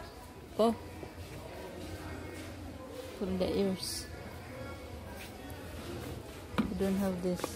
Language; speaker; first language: English; non-native, learner; Filipino